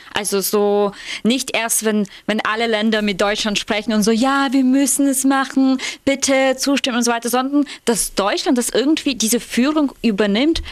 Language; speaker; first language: German; non-native, fluent; Ukrainian